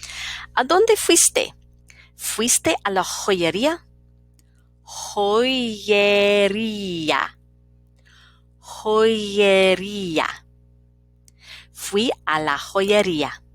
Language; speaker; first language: Spanish; non-native, fluent; English